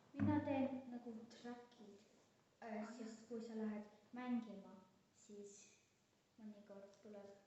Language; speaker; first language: Estonian; early bilingual, heritage; Estonian